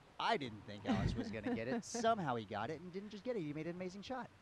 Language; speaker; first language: English; native; English